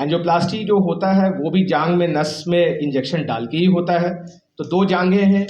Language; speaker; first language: Hindi; native; Hindi